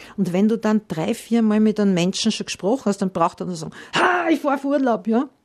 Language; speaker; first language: German; native; German